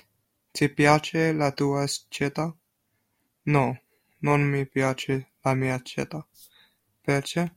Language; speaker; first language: Italian; non-native, learner; English